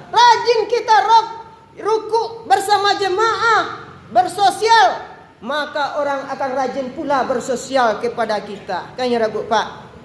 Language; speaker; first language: Malay; non-native, local second language; Minangkabau